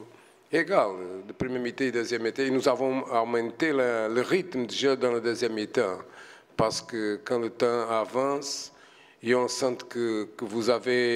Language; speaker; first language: French; non-native, fluent; Portuguese